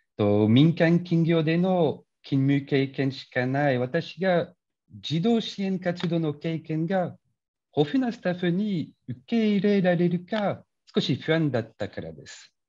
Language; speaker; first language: Japanese; non-native, learner; French